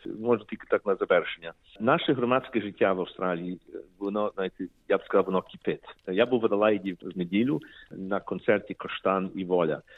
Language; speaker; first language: Ukrainian; early bilingual, heritage; Ukrainian